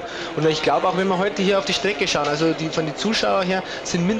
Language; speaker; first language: German; native; German